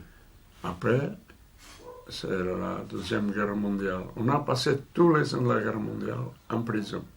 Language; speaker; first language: French; non-native, fluent; Portuguese